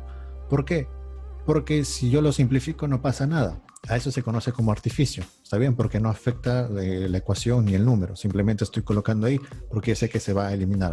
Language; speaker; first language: Spanish; native; Spanish